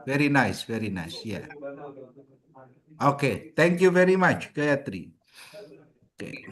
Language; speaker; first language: English; non-native, learner; Indonesian